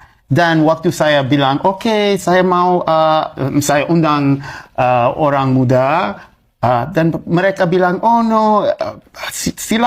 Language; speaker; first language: Indonesian; non-native, learner; English